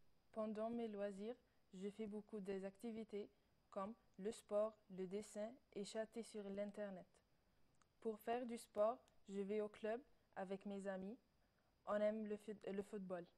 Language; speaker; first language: French; non-native, learner; Arabic